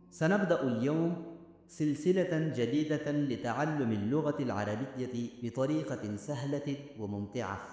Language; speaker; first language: Arabic; non-native, fluent; Urdu